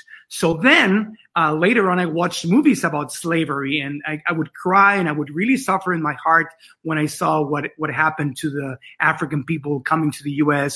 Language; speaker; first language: English; non-native, fluent; Spanish